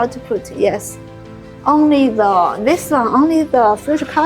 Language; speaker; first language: English; non-native, learner; Chinese